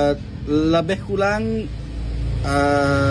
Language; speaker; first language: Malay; non-native, fluent; Thai